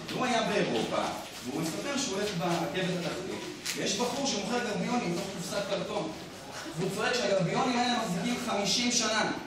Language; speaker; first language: Hebrew; native; Hebrew